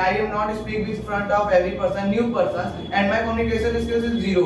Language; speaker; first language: English; non-native, learner; Hindi